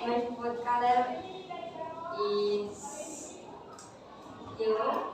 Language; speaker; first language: English; non-native, learner; Indonesian